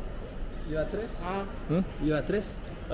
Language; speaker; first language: English; non-native, learner; Indonesian